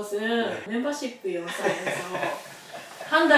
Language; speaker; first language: Korean; non-native, learner; Japanese